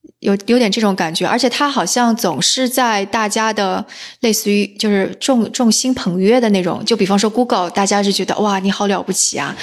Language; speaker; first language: Chinese; native; Chinese